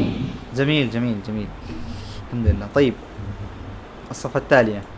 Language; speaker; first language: Arabic; non-native, fluent; Bangla